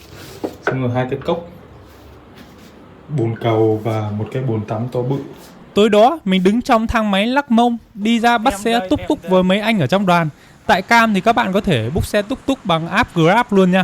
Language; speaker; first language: Vietnamese; native; Vietnamese